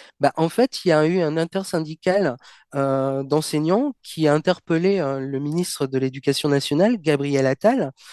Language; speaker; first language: French; native; French